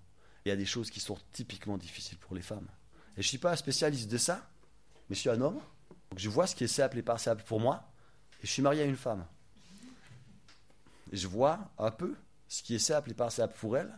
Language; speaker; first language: French; native; French